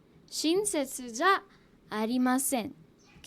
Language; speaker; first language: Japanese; non-native, fluent; Hiligaynon